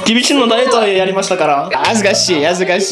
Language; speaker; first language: Japanese; non-native, learner; French